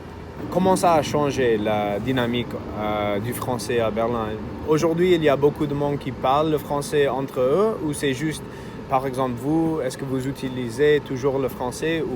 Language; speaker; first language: French; non-native, fluent; English